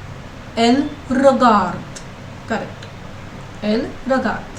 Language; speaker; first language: French; non-native, learner; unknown